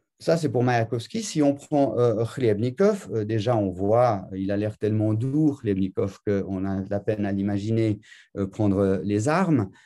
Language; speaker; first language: French; native; French